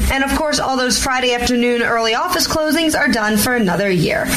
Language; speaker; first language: English; early bilingual, other home language; Italian